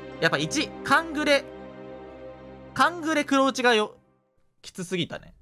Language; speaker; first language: Japanese; native; Japanese